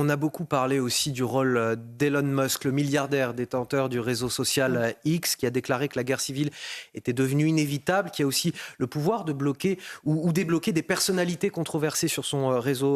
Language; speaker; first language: French; native; French